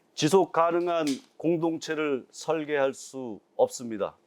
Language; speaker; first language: Korean; native; Korean